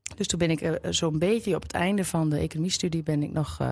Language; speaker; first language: Dutch; native; Dutch